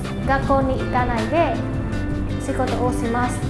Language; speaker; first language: Japanese; non-native, learner; Khmer